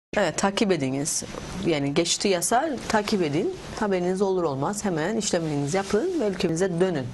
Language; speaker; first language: Turkish; native; Turkish